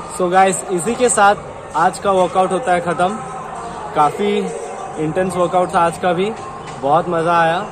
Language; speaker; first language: Hindi; non-native, local second language; Odia